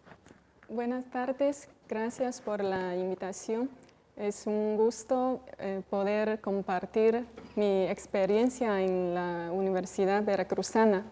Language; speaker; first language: Spanish; non-native, fluent; Chinese